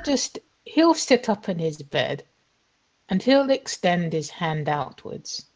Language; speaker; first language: English; native; English